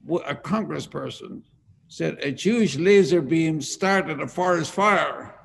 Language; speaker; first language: English; native; English